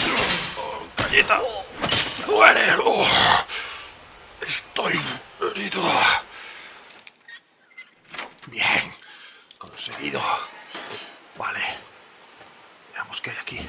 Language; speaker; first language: Spanish; native; Spanish